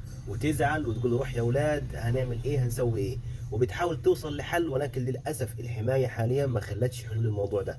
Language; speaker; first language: Arabic; native; Arabic